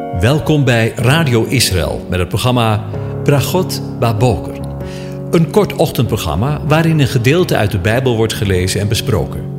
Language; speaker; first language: Dutch; native; Dutch